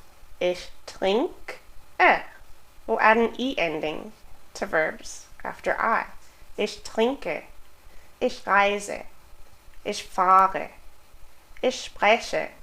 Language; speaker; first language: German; non-native, fluent; English